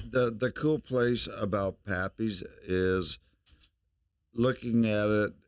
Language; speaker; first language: English; native; English